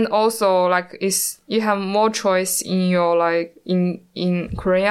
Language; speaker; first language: English; non-native, learner; Chinese